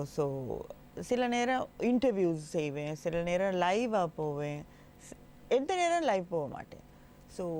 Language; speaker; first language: Tamil; non-native, local second language; Gujarati